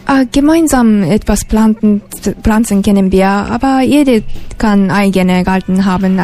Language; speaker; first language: German; non-native, learner; Japanese